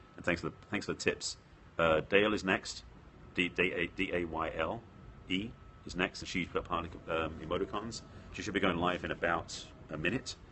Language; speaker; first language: English; native; English